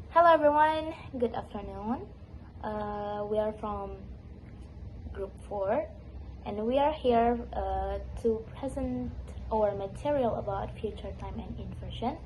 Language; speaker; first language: English; non-native, learner; Indonesian